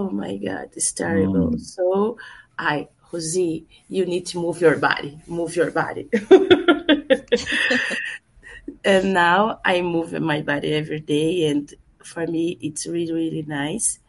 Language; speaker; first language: English; non-native, learner; Portuguese